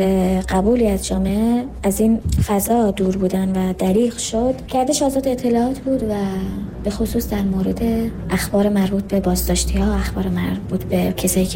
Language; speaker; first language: Persian; non-native, local second language; Kurdish